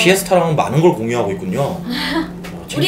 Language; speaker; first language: Korean; native; Korean